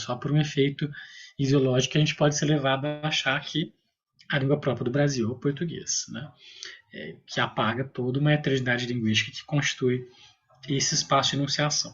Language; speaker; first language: Portuguese; native; Portuguese